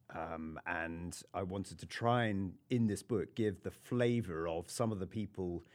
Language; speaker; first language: English; native; English